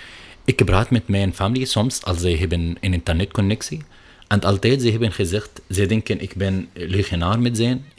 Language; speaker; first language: Dutch; non-native, learner; Arabic